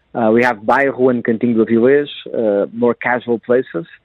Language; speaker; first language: English; non-native, fluent; Portuguese